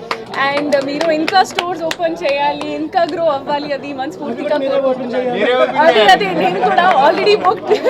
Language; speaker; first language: Telugu; non-native, learner; Hindi